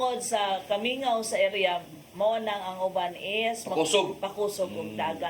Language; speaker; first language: Cebuano; native; Cebuano